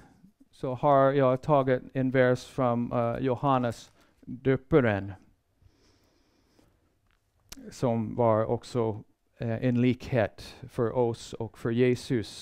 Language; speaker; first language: Swedish; non-native, fluent; English